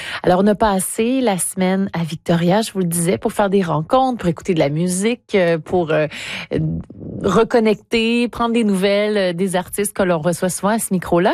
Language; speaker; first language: French; native; French